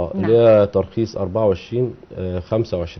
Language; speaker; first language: Arabic; native; Arabic